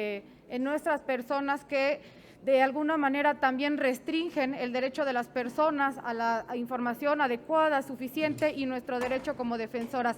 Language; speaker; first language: Spanish; native; Spanish